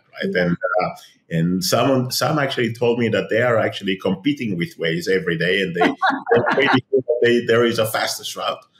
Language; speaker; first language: English; non-native, fluent; Hebrew